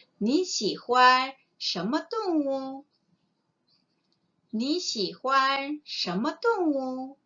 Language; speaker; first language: Chinese; non-native, fluent; Korean